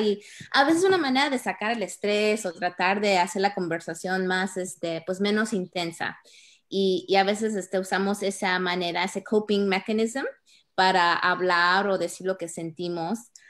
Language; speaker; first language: Spanish; early bilingual, heritage; Spanish